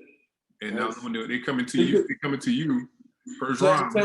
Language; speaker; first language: English; native; English